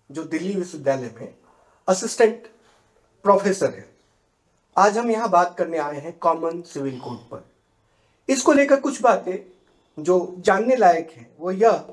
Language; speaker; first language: Hindi; native; Hindi